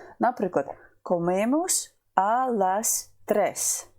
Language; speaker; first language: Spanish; non-native, fluent; Ukrainian